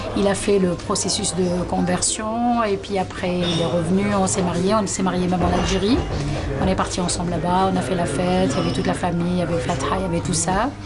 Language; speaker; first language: French; non-native, local second language; Arabic